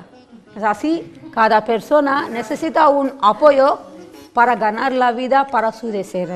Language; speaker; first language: Spanish; non-native, learner; Telugu